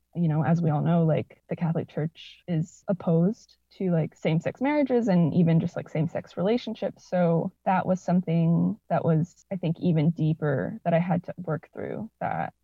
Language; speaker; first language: English; native; English